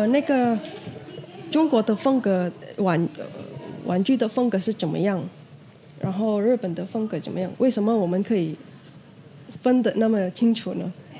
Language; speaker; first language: Chinese; non-native, fluent; Indonesian